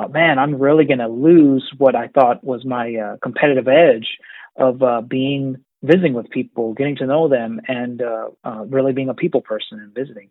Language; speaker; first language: English; native; English